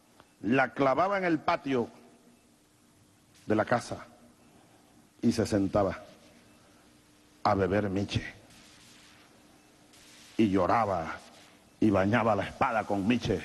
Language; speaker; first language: Spanish; native; Spanish